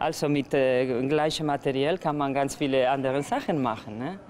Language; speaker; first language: German; non-native, fluent; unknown